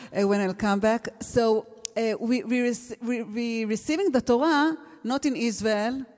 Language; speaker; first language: English; non-native, fluent; Hebrew